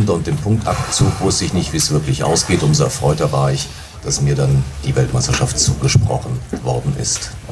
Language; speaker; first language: German; native; German